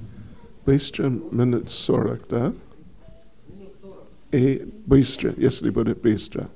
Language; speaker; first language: Russian; non-native, learner; English